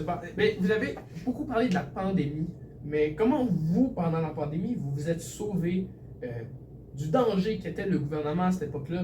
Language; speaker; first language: French; native; French